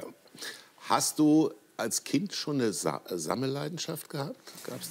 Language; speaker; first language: German; native; German